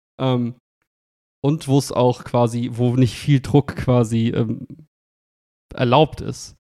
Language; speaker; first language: German; native; German